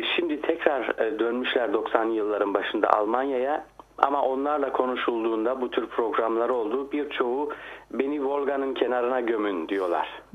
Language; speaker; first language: Turkish; native; Turkish